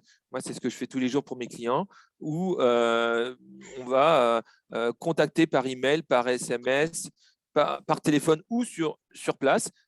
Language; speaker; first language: French; native; French